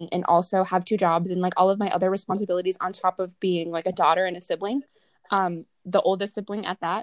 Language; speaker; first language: English; native; English